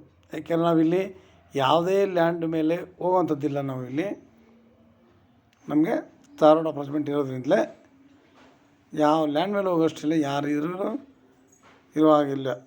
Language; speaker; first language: Kannada; native; Kannada